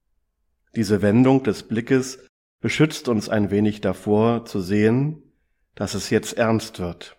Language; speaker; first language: German; native; German